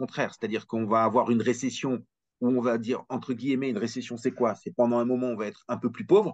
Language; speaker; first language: French; native; French